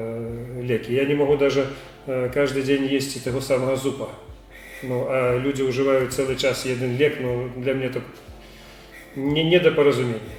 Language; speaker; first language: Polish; non-native, learner; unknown